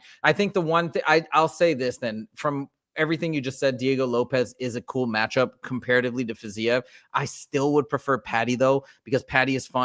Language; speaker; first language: English; native; English